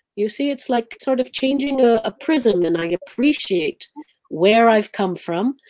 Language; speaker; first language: English; early bilingual, other home language; Arabic